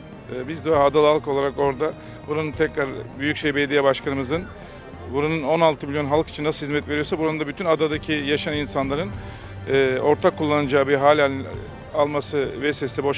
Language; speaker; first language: Turkish; native; Turkish